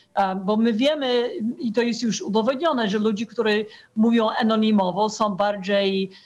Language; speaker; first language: Polish; non-native, fluent; English